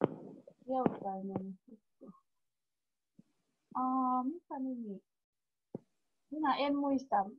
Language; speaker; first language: Finnish; non-native, learner; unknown